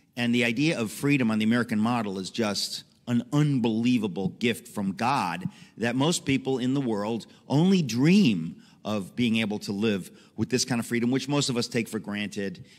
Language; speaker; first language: English; native; English